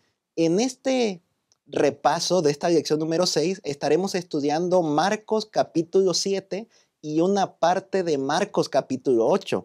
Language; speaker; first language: Spanish; native; Spanish